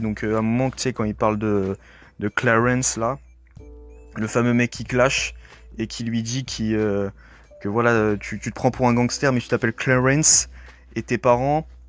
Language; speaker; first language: French; native; French